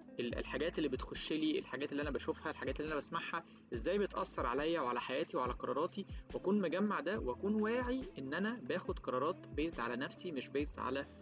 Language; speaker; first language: Arabic; native; Arabic